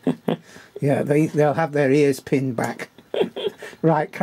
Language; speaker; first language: English; native; English